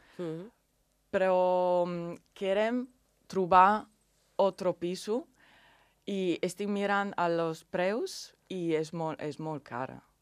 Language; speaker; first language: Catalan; non-native, learner; Italian